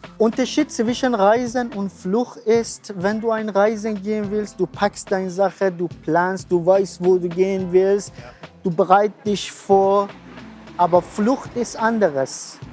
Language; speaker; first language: German; non-native, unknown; Persian